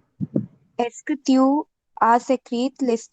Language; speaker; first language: French; non-native, learner; Hindi